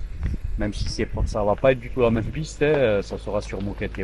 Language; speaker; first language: French; native; French